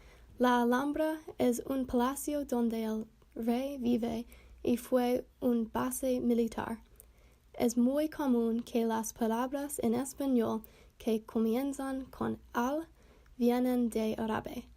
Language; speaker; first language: Spanish; non-native, learner; English